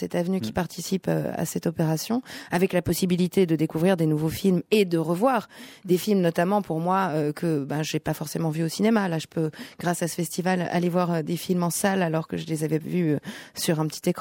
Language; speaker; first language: French; native; French